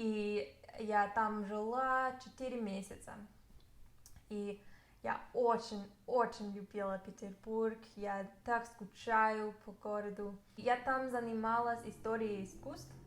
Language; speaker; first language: Russian; non-native, fluent; English